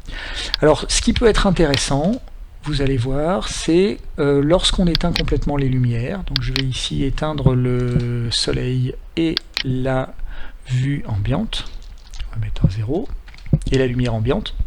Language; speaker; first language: French; native; French